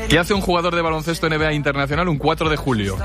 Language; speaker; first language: Spanish; native; Spanish